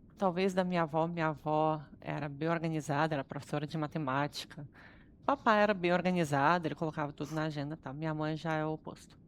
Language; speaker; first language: Portuguese; early bilingual, other home language; Russian